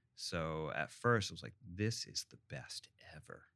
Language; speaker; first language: English; native; English